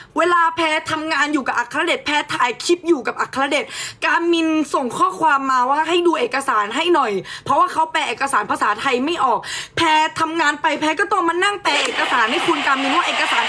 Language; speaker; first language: Thai; native; Thai